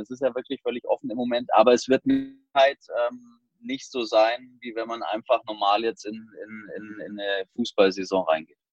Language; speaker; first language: German; native; German